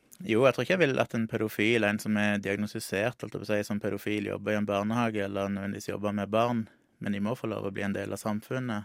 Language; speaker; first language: Norwegian; native; Norwegian